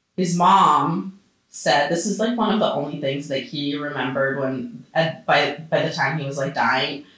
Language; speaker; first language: English; early bilingual, other home language; Russian